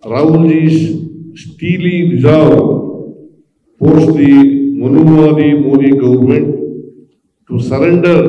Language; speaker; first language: English; non-native, local second language; Kannada